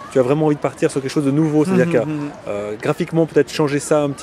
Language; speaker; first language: French; native; French